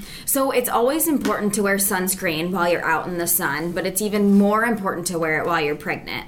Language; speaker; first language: English; native; English